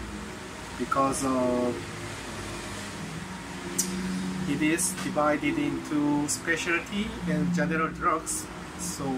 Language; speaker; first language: English; non-native, learner; Korean